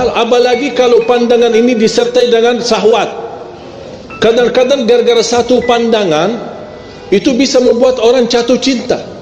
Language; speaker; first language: Malay; non-native, fluent; Arabic